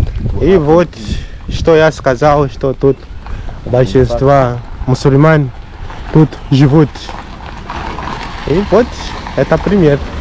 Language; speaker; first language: Russian; non-native, fluent; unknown